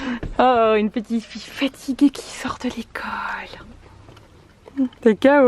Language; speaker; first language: French; native; French